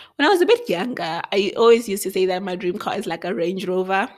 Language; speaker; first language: English; non-native, local second language; Venda